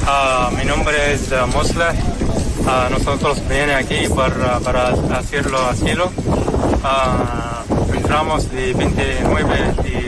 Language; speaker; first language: Spanish; non-native, learner; Arabic